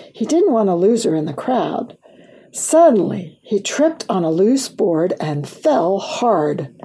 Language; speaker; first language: English; early bilingual, other home language; German